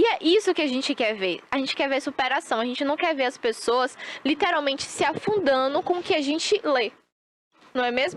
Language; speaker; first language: Portuguese; native; Portuguese